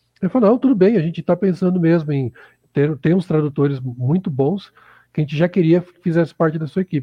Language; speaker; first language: Portuguese; native; Portuguese